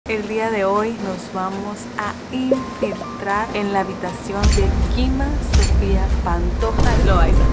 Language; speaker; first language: Spanish; native; Spanish